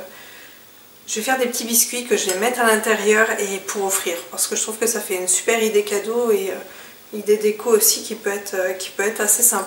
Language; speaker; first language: French; native; French